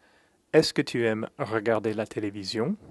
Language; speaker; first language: French; non-native, fluent; English